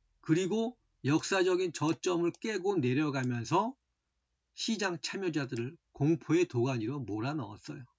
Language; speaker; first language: Korean; native; Korean